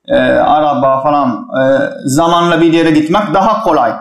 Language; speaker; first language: Turkish; non-native, fluent; Japanese